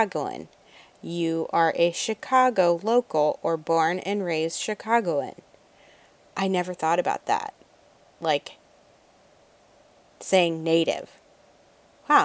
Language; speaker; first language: English; native; English